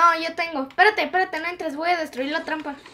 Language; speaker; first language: Spanish; native; Spanish